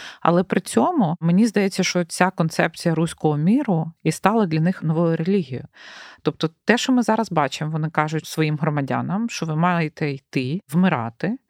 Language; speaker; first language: Ukrainian; native; Ukrainian